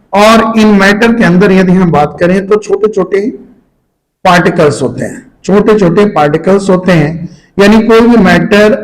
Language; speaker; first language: Hindi; native; Hindi